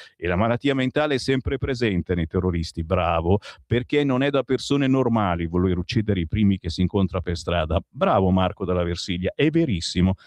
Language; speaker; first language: Italian; native; Italian